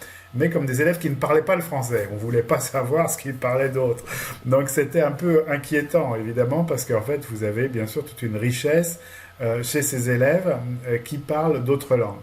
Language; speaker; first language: French; native; French